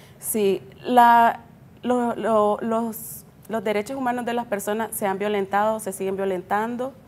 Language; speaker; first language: Spanish; native; Spanish